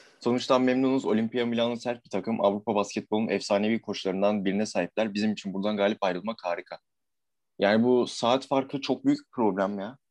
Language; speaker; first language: Turkish; native; Turkish